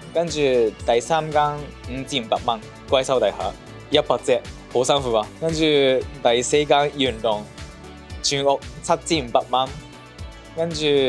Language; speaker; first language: Cantonese; non-native, fluent; Japanese